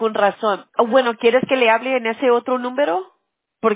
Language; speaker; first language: Spanish; early bilingual, heritage; Spanish